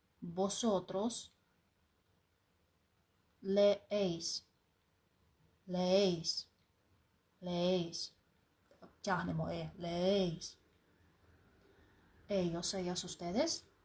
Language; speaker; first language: Spanish; non-native, fluent; Ukrainian